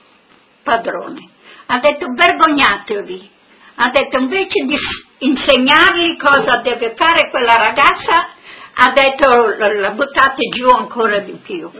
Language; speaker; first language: Italian; non-native, local second language; Friulian